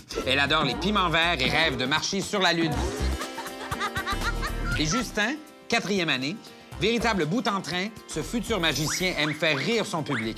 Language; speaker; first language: French; native; French